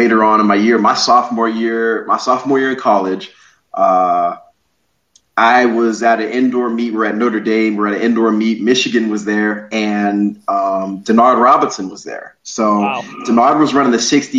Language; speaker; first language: English; native; English